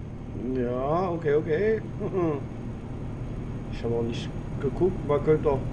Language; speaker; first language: German; non-native, learner; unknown